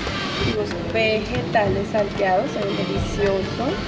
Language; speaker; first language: Spanish; native; Spanish